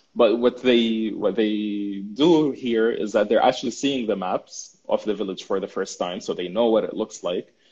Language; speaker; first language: English; non-native, fluent; Arabic